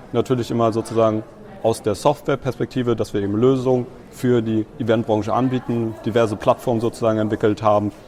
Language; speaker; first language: German; native; German